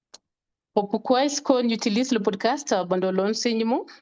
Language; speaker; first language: French; non-native, fluent; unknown